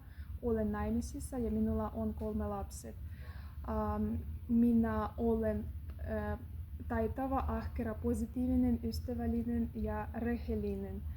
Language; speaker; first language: Finnish; non-native, learner; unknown